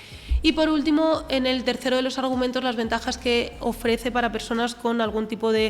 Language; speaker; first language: Spanish; native; Spanish